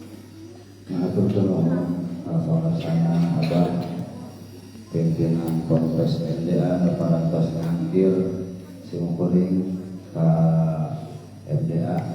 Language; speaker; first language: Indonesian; non-native, local second language; Sundanese